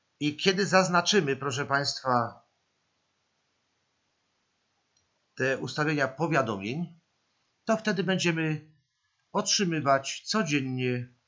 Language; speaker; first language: Polish; native; Polish